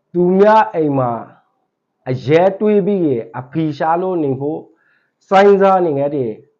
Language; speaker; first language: Burmese; native; Burmese